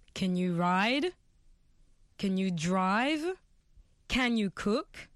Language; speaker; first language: English; non-native, fluent; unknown